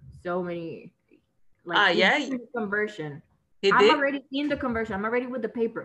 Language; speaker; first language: English; non-native, fluent; Spanish